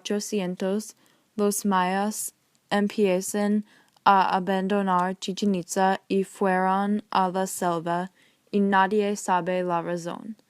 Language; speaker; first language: Spanish; non-native, learner; English